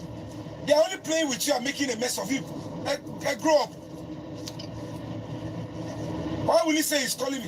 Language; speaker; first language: English; non-native, local second language; Yoruba